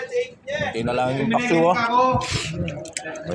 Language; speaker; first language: Filipino; non-native, local second language; Pampanga